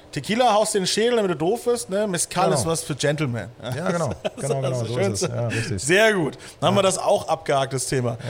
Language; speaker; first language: German; native; German